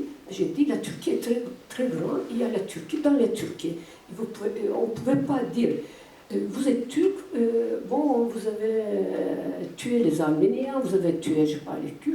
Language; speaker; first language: French; non-native, fluent; Turkish